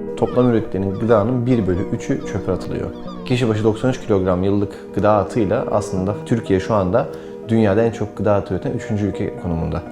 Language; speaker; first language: Turkish; native; Turkish